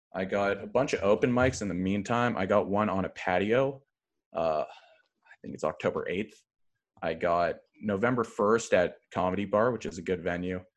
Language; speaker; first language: English; native; English